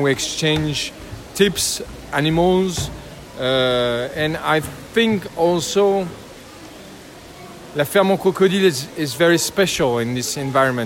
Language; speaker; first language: English; non-native, learner; French